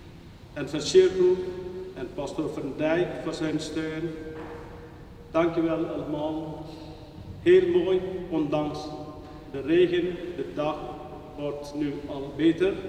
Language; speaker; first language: Dutch; non-native, fluent; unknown